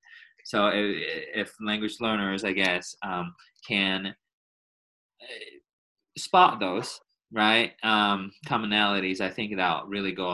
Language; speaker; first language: English; non-native, fluent; Chinese